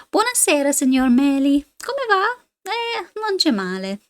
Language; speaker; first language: Italian; non-native, fluent; English